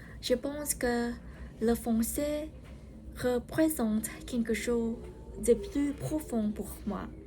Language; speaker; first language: French; non-native, learner; Vietnamese